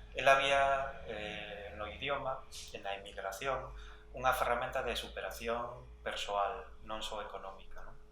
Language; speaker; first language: Galician; early bilingual, other home language; English